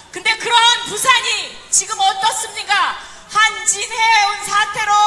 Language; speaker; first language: Korean; native; Korean